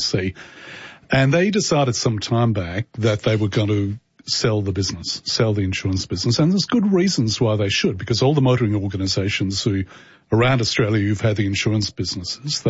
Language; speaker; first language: English; native; English